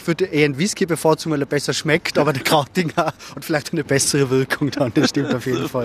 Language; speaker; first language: German; native; German